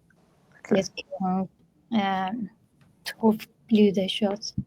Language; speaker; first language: French; non-native, learner; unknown